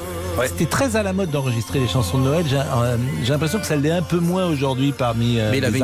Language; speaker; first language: French; native; French